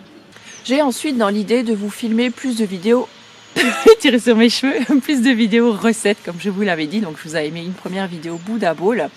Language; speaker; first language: French; native; French